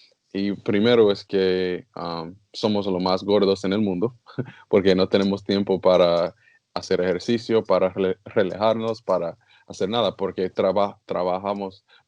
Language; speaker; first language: Spanish; non-native, learner; English